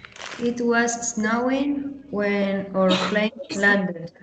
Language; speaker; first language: English; non-native, learner; Spanish